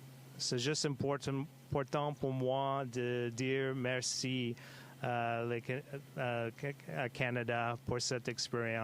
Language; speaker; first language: French; non-native, fluent; English